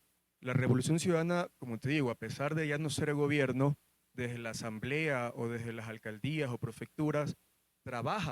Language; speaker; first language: Spanish; native; Spanish